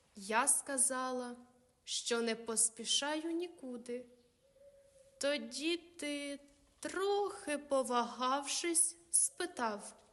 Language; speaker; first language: Ukrainian; native; Ukrainian